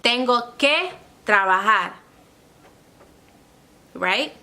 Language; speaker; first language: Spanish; non-native, fluent; English